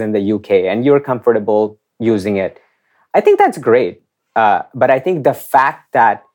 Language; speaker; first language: English; non-native, local second language; Hindi